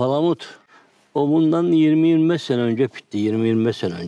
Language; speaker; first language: Turkish; native; Turkish